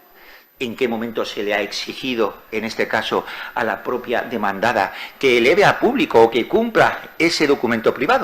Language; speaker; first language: Spanish; native; Spanish